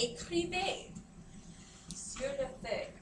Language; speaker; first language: French; non-native, fluent; English